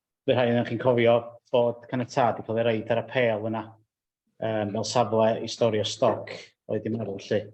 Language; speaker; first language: Welsh; native; Welsh